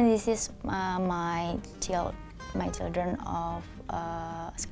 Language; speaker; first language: English; non-native, learner; Indonesian